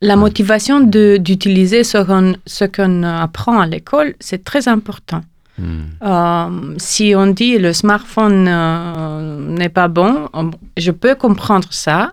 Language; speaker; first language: French; non-native, fluent; Romanian